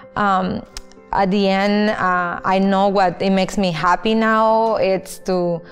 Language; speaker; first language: English; non-native, fluent; Spanish